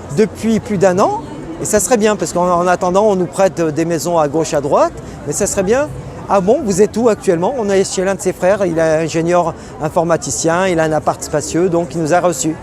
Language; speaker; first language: French; native; French